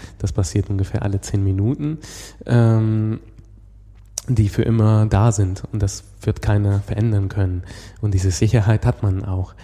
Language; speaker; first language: German; non-native, fluent; Spanish